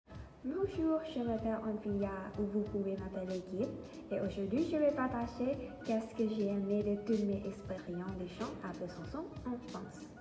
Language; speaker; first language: French; non-native, learner; Thai